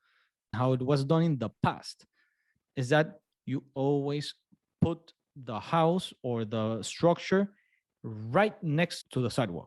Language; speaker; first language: English; non-native, fluent; Spanish